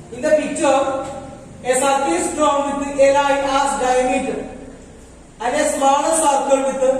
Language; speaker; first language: English; non-native, local second language; Malayalam